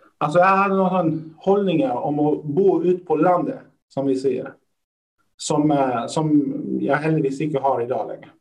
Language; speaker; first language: Swedish; early bilingual, other home language; Persian